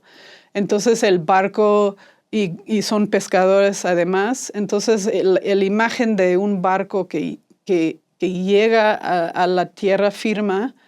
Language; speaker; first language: Spanish; non-native, fluent; English